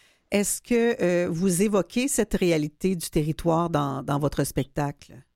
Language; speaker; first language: French; native; French